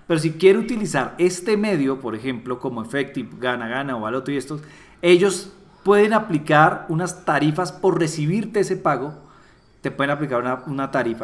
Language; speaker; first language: Spanish; native; Spanish